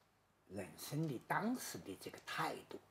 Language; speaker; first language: Chinese; native; Chinese